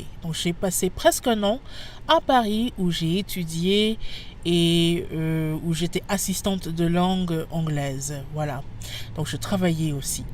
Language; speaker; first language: French; non-native, fluent; English